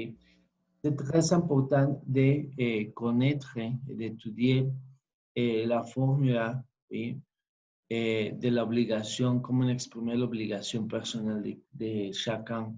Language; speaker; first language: French; non-native, fluent; Spanish